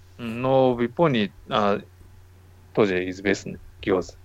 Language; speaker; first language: Russian; non-native, learner; Japanese